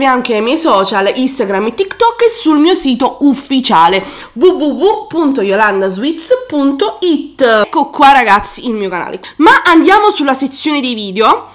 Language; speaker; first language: Italian; native; Italian